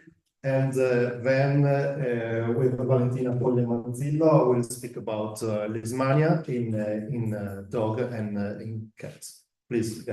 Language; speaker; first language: English; non-native, fluent; Italian